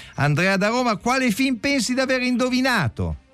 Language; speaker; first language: Italian; native; Italian